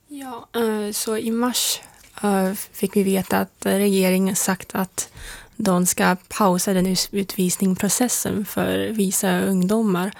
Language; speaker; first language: Swedish; non-native, fluent; Chinese